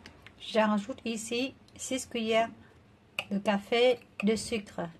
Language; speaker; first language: French; non-native, learner; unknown